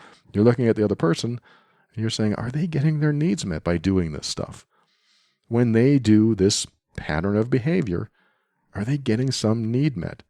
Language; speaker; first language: English; native; English